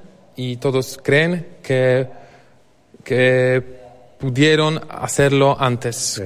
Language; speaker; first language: Spanish; non-native, fluent; Polish